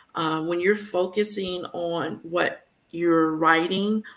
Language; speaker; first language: English; native; English